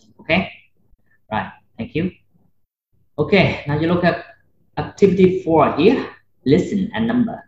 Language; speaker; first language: English; non-native, fluent; Vietnamese